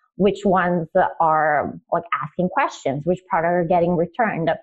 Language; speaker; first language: English; early bilingual, other home language; Italian